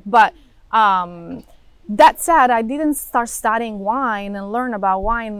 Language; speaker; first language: English; non-native, fluent; Italian